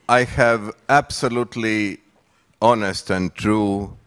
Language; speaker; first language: English; non-native, learner; Latvian